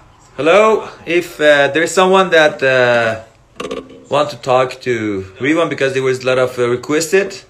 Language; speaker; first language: English; non-native, learner; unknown